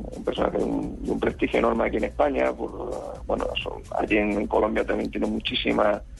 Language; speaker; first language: Spanish; native; Spanish